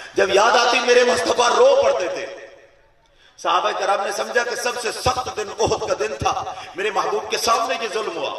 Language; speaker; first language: Urdu; non-native, local second language; Saraiki